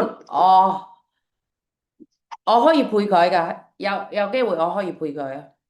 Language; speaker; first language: Chinese; non-native, fluent; Indonesian